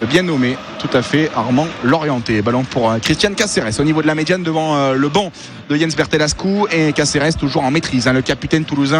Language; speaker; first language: French; native; French